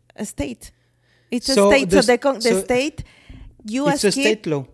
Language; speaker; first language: English; non-native, fluent; Spanish